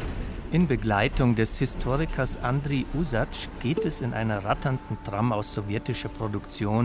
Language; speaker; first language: German; native; German